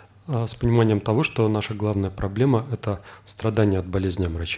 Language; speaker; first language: Russian; native; Russian